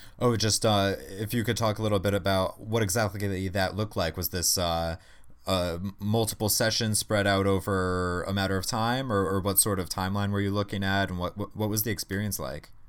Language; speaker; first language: English; native; English